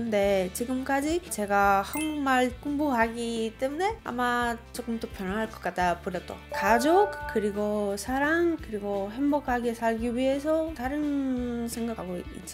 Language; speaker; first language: Korean; non-native, learner; Greek